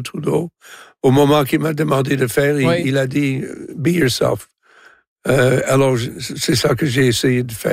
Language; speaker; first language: French; non-native, local second language; English